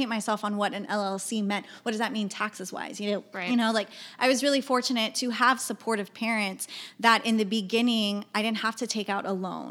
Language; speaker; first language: English; native; English